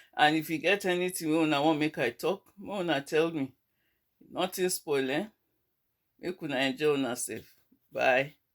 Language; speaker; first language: Nigerian Pidgin; non-native, local second language; Yoruba